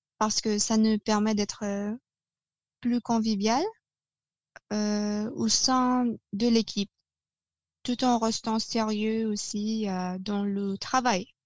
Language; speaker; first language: French; non-native, fluent; Filipino